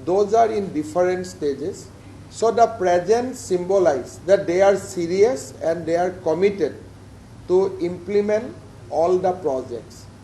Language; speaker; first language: English; non-native, local second language; Assamese